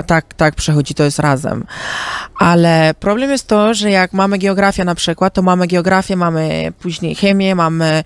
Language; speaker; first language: Polish; early bilingual, heritage; Polish